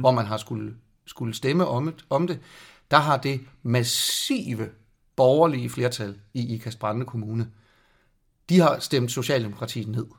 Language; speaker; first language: Danish; native; Danish